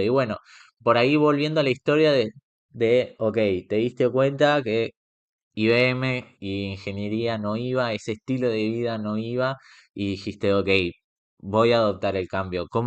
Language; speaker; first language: Spanish; native; Spanish